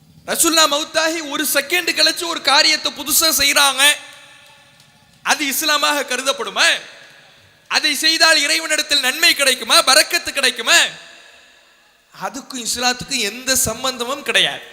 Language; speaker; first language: Tamil; native; Tamil